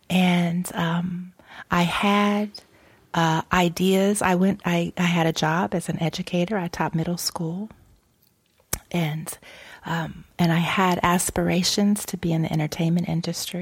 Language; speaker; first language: English; native; English